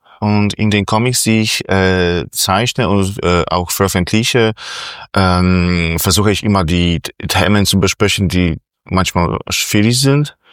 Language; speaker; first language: German; non-native, fluent; Polish